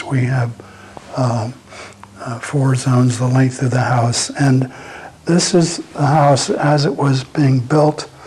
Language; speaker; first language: English; native; English